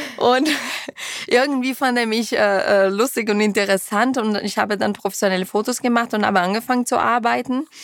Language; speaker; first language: German; non-native, fluent; Portuguese